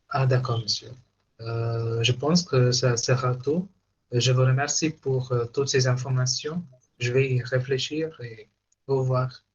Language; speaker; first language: French; non-native, fluent; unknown